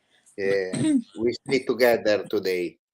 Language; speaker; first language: English; non-native, learner; Italian